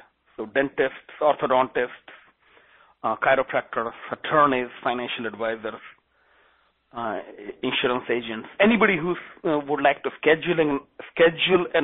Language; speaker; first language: English; non-native, local second language; Gujarati